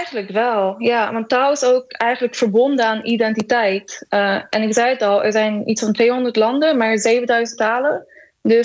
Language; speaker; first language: Dutch; early bilingual, other home language; Macedonian